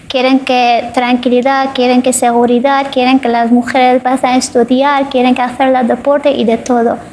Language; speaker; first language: Spanish; non-native, fluent; Persian